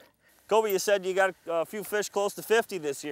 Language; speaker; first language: English; native; English